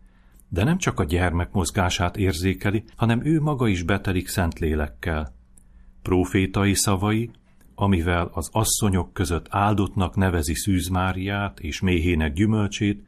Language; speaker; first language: Hungarian; native; Hungarian